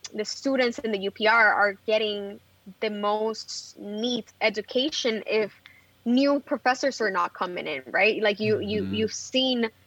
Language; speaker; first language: English; non-native, fluent; Spanish